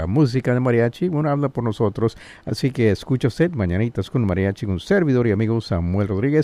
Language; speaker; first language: Spanish; native; Spanish